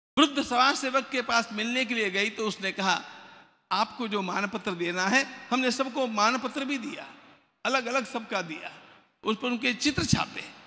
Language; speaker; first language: Hindi; non-native, local second language; Marathi